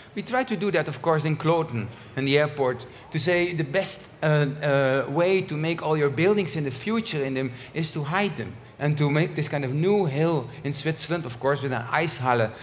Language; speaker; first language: English; non-native, fluent; Dutch